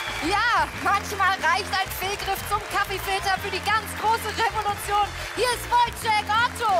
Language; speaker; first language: German; native; German